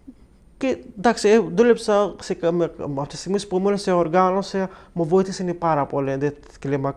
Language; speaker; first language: Greek; non-native, fluent; Arabic